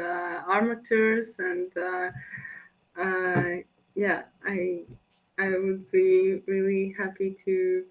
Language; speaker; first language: English; non-native, fluent; Latvian